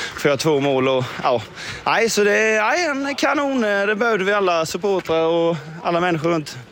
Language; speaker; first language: Swedish; native; Swedish